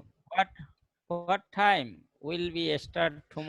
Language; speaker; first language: English; non-native, learner; Bangla